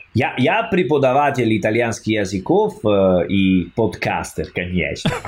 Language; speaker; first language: Russian; non-native, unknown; Italian